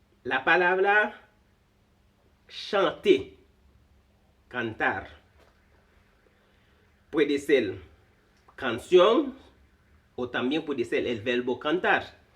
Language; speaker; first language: Spanish; non-native, fluent; Haitian Creole